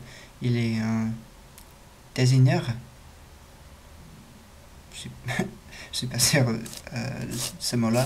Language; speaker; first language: French; non-native, learner; English